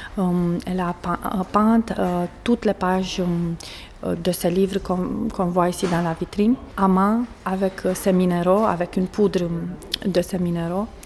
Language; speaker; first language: French; non-native, fluent; Portuguese